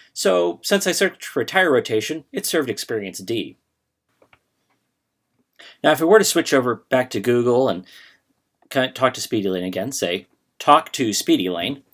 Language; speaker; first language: English; native; English